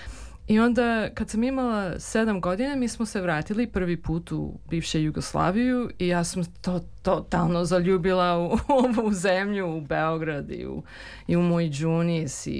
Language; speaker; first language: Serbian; early bilingual, heritage; English